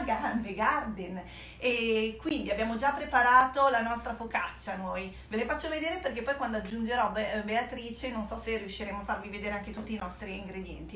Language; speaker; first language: Italian; native; Italian